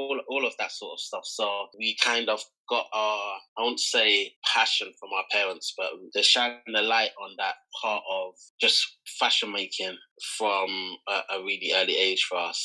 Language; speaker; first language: English; native; English